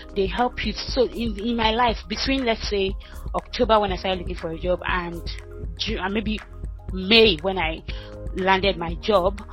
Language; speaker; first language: English; non-native, local second language; Yoruba